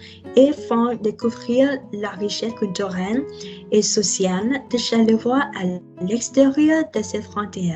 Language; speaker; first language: French; non-native, learner; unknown